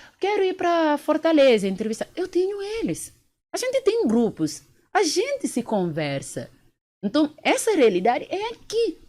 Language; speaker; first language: Portuguese; early bilingual, other home language; Upper Guinea Crioulo